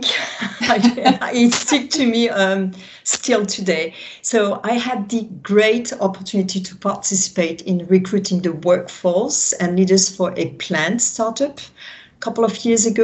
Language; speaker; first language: English; non-native, fluent; French